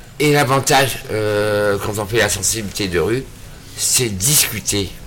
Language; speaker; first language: French; native; French